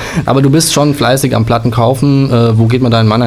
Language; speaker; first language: German; native; German